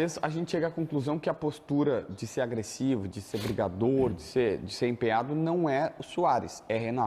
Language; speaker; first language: Portuguese; native; Portuguese